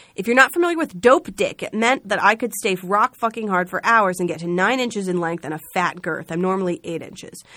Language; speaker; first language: English; native; English